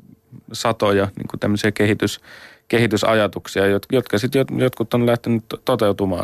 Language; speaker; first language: Finnish; native; Finnish